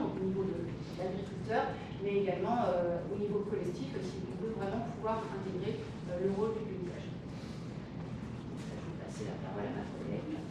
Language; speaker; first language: French; native; French